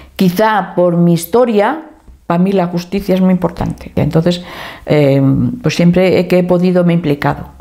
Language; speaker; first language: Spanish; native; Spanish